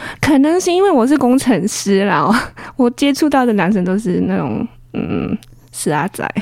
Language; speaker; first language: Chinese; early bilingual, heritage; Chinese